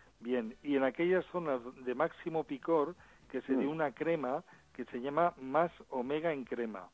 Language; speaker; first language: Spanish; native; Spanish